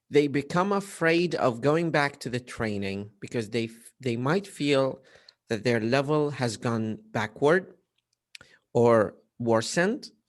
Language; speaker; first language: English; non-native, fluent; Arabic